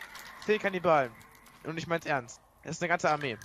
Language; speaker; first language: German; native; German